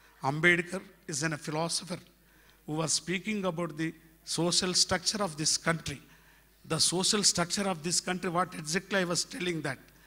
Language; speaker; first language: English; non-native, local second language; Telugu